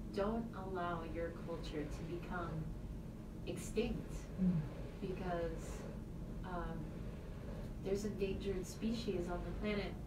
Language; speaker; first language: English; native; English